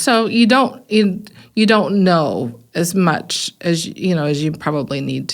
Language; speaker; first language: English; native; English